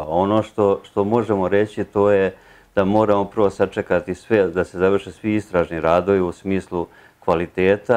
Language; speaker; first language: Serbian; native; Serbian